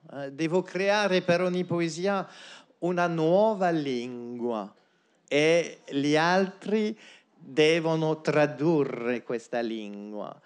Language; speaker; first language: Italian; non-native, fluent; French